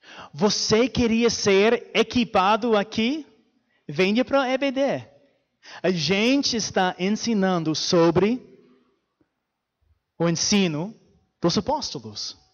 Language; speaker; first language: Portuguese; non-native, fluent; English